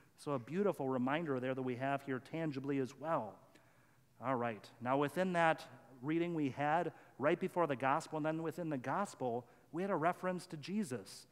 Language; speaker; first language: English; native; English